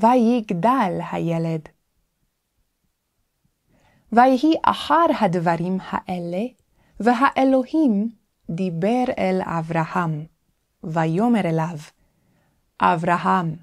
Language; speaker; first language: Hebrew; non-native, fluent; English